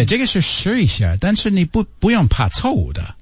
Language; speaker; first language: Chinese; non-native, learner; English